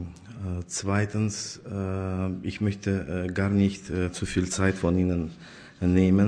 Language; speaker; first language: German; non-native, fluent; Azerbaijani